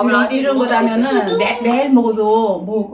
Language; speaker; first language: Korean; native; Korean